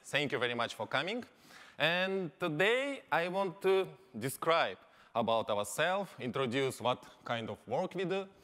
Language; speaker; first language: English; non-native, learner; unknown